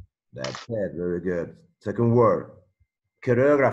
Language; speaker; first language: English; non-native, learner; Spanish